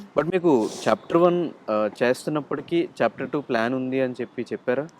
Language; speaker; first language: Telugu; native; Telugu